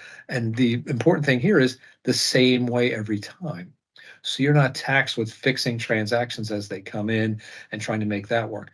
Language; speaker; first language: English; native; English